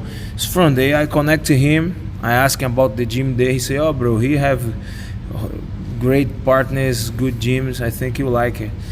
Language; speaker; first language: English; non-native, learner; Portuguese